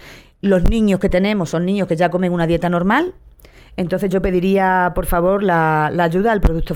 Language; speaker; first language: Spanish; native; Spanish